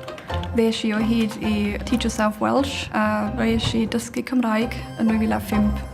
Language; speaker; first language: Welsh; non-native, fluent; German